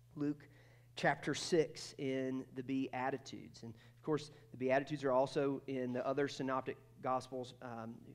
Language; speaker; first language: English; native; English